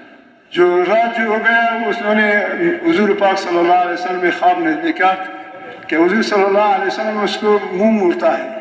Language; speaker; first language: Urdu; non-native, local second language; Pashto